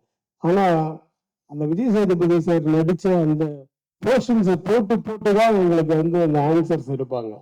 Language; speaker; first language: Tamil; native; Tamil